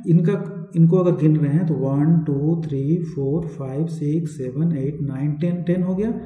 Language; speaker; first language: Hindi; native; Hindi